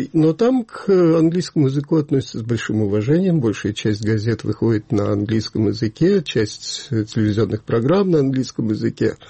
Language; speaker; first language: Russian; native; Russian